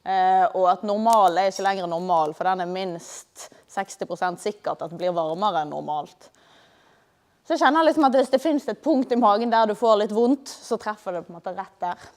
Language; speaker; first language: Norwegian; native; Norwegian